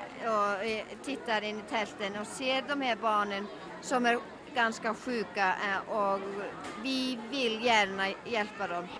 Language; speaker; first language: Swedish; non-native, learner; Icelandic